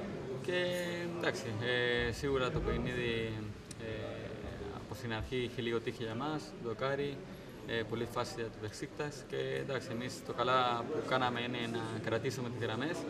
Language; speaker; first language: Greek; non-native, fluent; Spanish